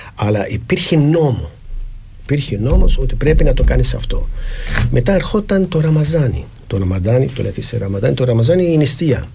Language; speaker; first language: Greek; non-native, fluent; Arabic